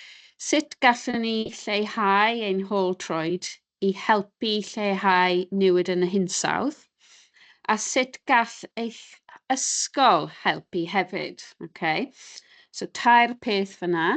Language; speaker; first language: Welsh; non-native, local second language; English